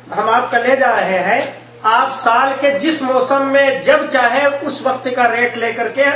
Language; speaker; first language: Urdu; native; Urdu